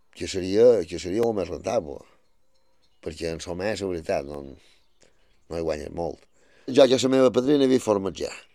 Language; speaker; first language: Catalan; native; Catalan